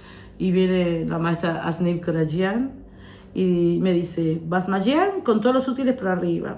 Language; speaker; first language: Spanish; native; Spanish